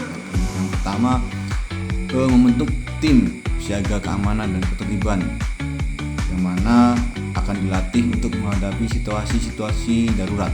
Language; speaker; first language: Indonesian; native; Indonesian